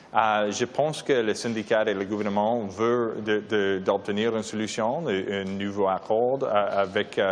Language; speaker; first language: French; non-native, learner; English